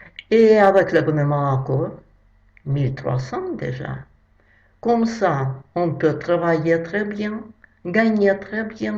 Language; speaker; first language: French; non-native, fluent; Russian